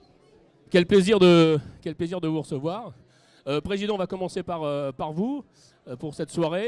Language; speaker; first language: French; native; French